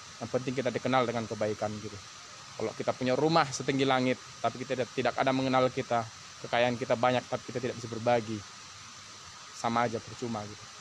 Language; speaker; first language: Indonesian; native; Indonesian